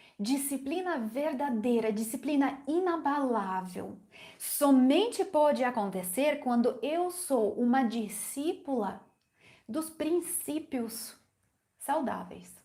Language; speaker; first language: Portuguese; non-native, fluent; Ukrainian